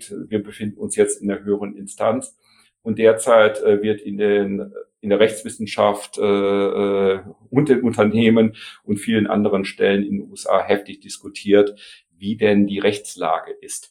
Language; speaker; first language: German; native; German